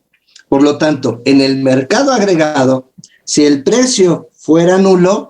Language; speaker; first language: Spanish; native; Spanish